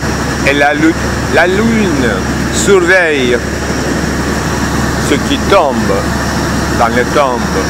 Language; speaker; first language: French; non-native, fluent; Turkish